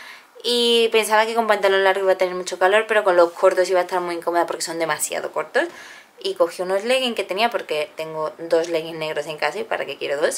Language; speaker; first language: Spanish; native; Spanish